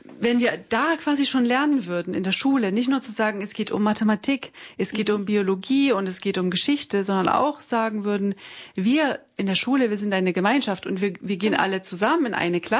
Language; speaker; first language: German; native; German